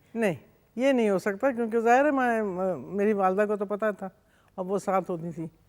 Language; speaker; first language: Urdu; non-native, local second language; English